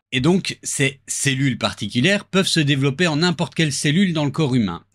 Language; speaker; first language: French; native; French